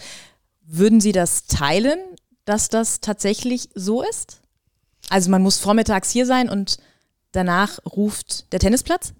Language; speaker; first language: German; native; German